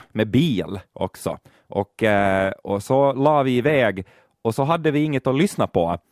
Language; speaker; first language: Swedish; native; Swedish